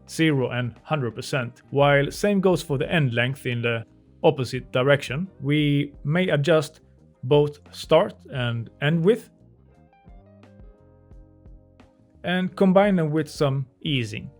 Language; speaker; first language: English; non-native, fluent; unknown